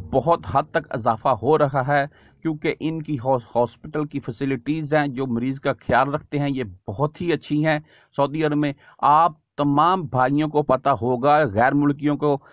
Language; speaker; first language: Urdu; native; Urdu